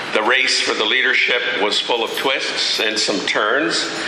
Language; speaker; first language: English; native; English